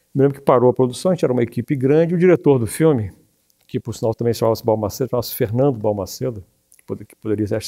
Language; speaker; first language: Portuguese; native; Portuguese